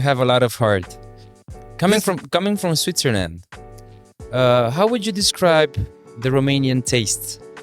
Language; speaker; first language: English; non-native, fluent; Romanian